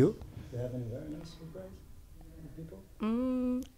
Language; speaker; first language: English; non-native, learner; Portuguese